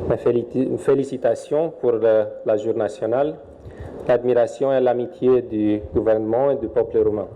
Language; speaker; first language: French; non-native, fluent; Romanian